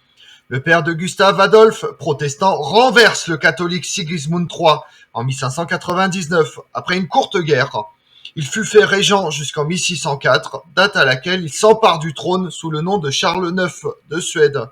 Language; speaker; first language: French; native; French